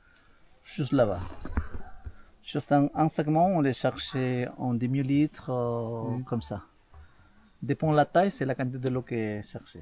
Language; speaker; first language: French; non-native, learner; Spanish